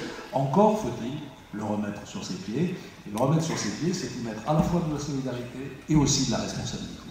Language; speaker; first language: French; native; French